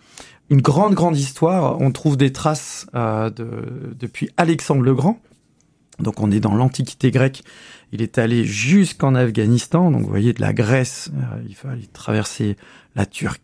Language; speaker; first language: French; native; French